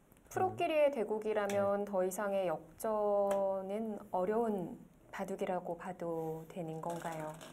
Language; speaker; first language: Korean; native; Korean